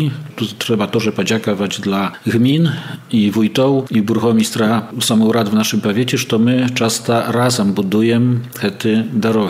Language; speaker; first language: Polish; non-native, local second language; Belarusian